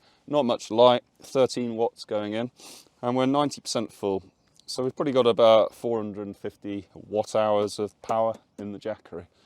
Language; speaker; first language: English; native; English